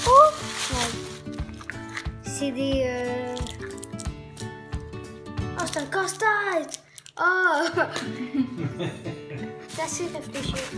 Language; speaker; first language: French; native; French